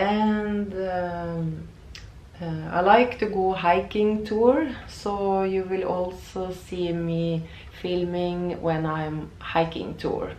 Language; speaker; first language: English; non-native, learner; Norwegian